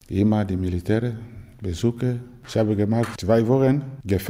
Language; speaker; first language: German; non-native, learner; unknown